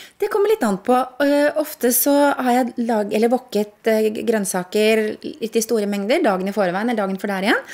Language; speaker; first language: Norwegian; native; Norwegian